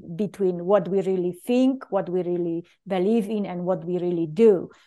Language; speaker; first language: English; non-native, fluent; Polish